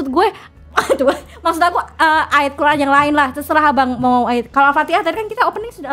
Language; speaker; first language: Indonesian; native; Indonesian